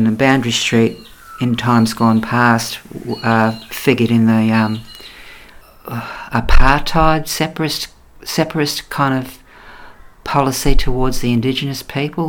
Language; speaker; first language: English; native; English